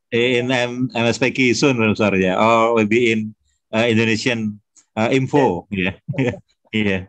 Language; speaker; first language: English; non-native, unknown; Indonesian